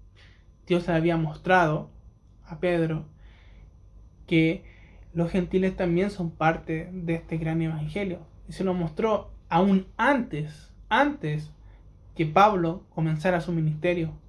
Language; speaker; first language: Spanish; native; Spanish